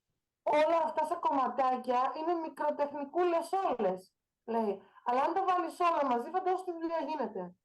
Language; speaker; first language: Greek; native; Greek